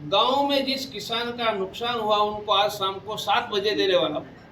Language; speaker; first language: Hindi; non-native, local second language; Gujarati